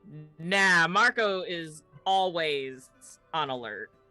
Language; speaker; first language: English; native; English